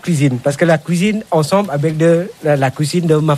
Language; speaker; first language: French; non-native, learner; Indonesian